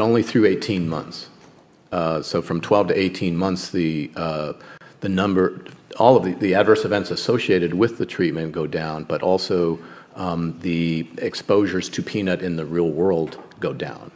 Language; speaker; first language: English; native; English